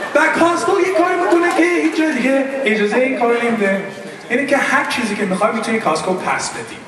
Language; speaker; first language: Persian; early bilingual, heritage; Persian